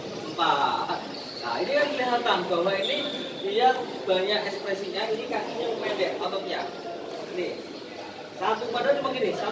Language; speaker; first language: Indonesian; native; Indonesian